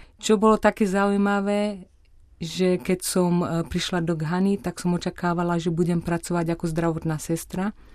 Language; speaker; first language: Slovak; native; Slovak